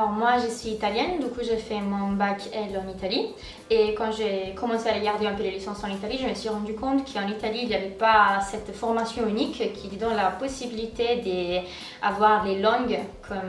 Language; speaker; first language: French; non-native, fluent; Italian